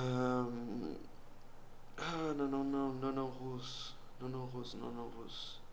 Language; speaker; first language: French; non-native, learner; Spanish